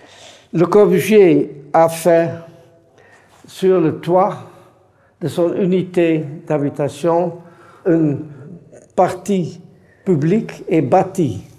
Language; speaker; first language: French; non-native, fluent; Dutch